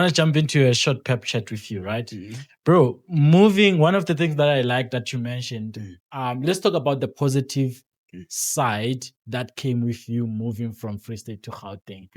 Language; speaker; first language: English; non-native, local second language; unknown